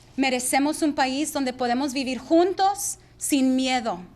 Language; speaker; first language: Spanish; early bilingual, other home language; English